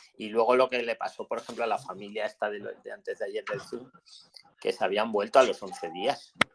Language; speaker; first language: Spanish; native; Spanish